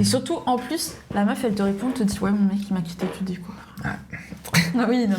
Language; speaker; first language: French; native; French